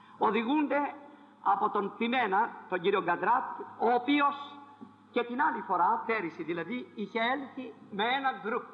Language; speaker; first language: Greek; non-native, fluent; French